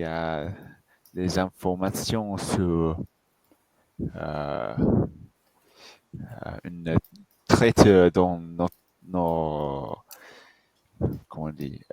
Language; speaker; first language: French; non-native, fluent; English